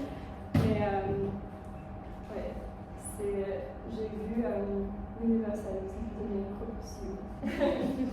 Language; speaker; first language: French; non-native, fluent; English